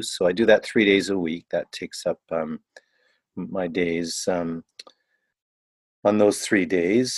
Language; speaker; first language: English; native; English